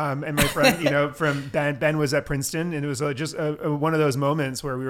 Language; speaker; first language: English; native; English